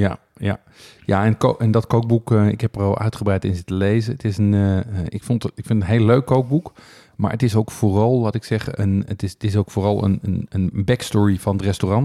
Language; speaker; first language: Dutch; native; Dutch